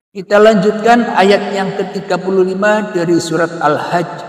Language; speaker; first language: Indonesian; native; Indonesian